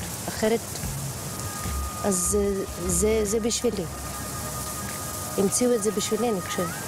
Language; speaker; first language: Hebrew; non-native, local second language; Russian